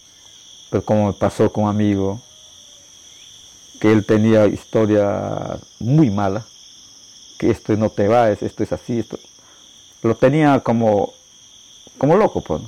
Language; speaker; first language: Spanish; non-native, local second language; Shipibo-Conibo